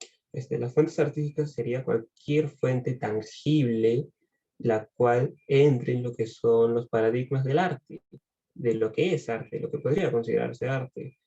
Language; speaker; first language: Spanish; native; Spanish